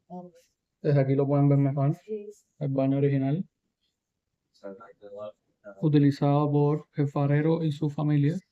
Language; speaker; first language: Spanish; native; Spanish